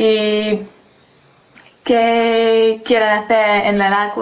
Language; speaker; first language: Spanish; non-native, learner; English